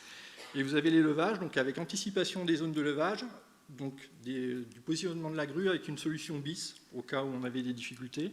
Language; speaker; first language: French; native; French